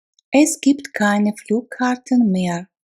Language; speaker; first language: German; non-native, fluent; Russian